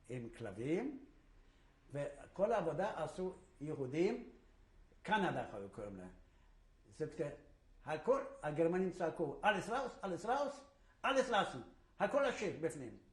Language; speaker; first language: Hebrew; non-native, fluent; Polish